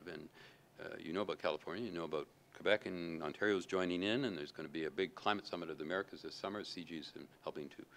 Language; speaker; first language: English; native; English